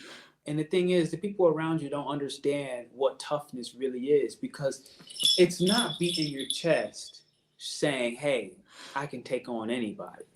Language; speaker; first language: English; native; English